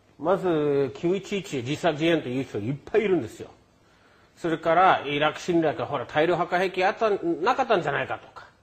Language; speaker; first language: Japanese; non-native, fluent; English